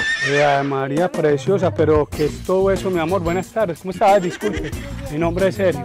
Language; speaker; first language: Spanish; native; Spanish